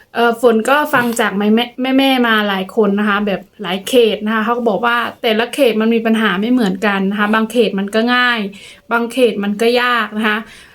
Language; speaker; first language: Thai; native; Thai